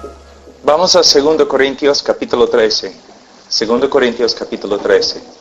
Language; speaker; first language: Spanish; non-native, fluent; English